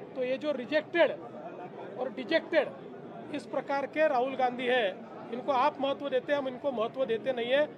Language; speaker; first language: Hindi; non-native, local second language; Marathi